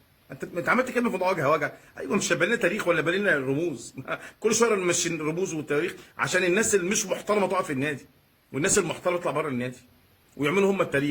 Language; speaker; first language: Arabic; native; Arabic